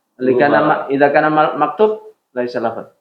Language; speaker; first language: Arabic; non-native, fluent; Indonesian